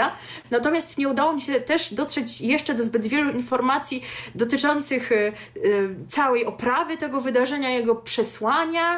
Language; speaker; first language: Polish; native; Polish